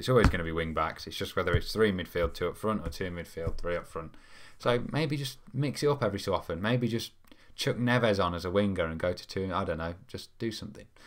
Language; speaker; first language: English; native; English